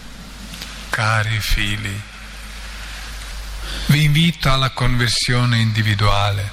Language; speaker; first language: Italian; non-native, fluent; Croatian